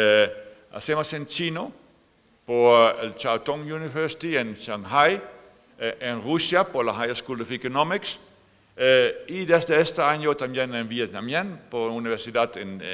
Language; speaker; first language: Spanish; non-native, fluent; Dutch